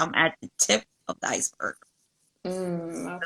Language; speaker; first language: English; native; English